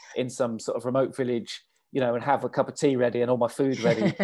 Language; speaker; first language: English; native; English